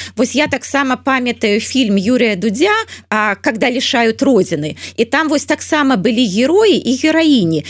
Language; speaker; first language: Belarusian; native; Belarusian